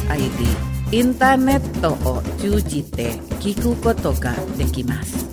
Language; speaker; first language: Japanese; non-native, fluent; Indonesian